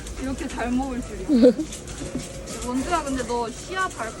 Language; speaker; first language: Korean; native; Korean